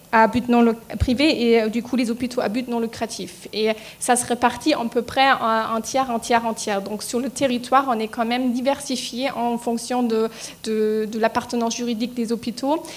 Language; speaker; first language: French; non-native, fluent; German